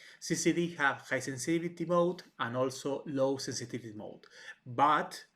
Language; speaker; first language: English; non-native, fluent; Spanish